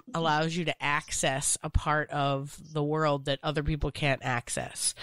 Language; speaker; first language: English; native; English